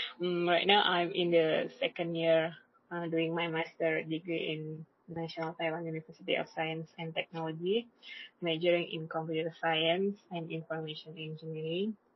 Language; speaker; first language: English; non-native, learner; Indonesian